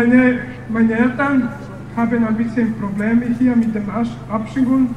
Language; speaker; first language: German; non-native, learner; Serbian